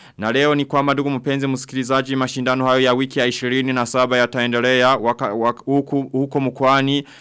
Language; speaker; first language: Swahili; non-native, local second language; Rundi